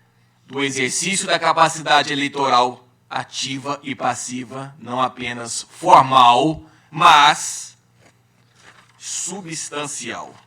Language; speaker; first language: Portuguese; native; Portuguese